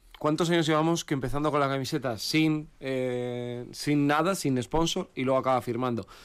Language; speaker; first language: Spanish; native; Spanish